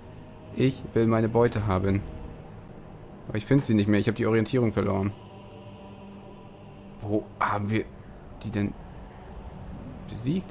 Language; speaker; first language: German; native; German